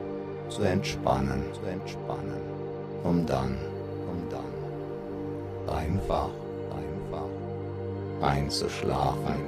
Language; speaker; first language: German; native; German